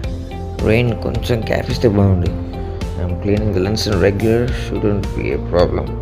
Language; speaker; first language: English; non-native, local second language; Telugu